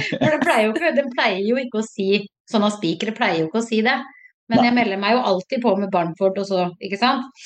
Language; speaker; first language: Norwegian; native; Norwegian